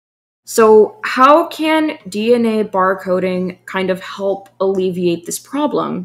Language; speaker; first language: English; native; English